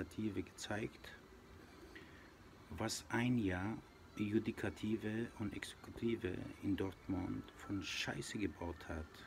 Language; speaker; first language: German; non-native, local second language; Persian